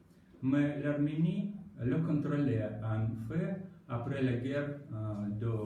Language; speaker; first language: French; non-native, learner; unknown